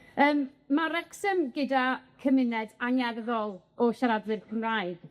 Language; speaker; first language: Welsh; native; Welsh